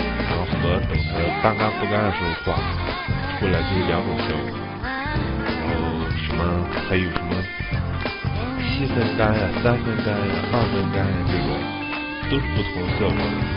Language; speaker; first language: Chinese; native; Chinese